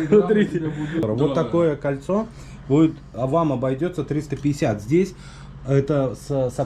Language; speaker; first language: Russian; native; Russian